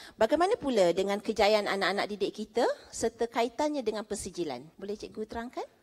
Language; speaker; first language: Malay; native; Malay